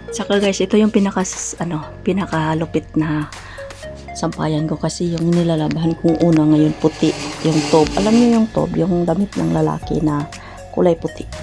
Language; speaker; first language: Filipino; non-native, local second language; Cebuano